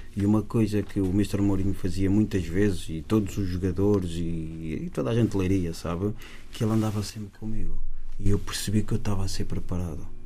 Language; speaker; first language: Portuguese; native; Portuguese